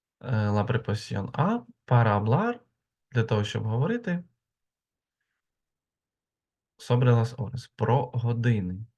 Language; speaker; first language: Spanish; non-native, learner; Ukrainian